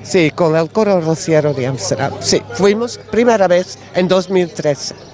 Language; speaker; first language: Spanish; non-native, learner; Dutch